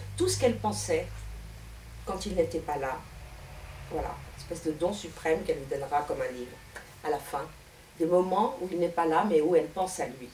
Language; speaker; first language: French; native; French